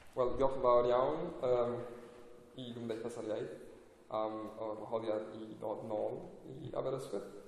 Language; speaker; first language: Welsh; non-native, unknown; Spanish